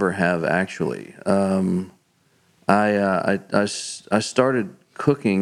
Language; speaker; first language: English; native; English